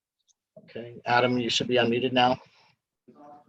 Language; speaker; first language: English; native; English